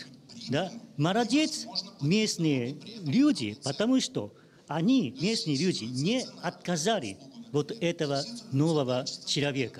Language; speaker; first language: Russian; non-native, learner; Japanese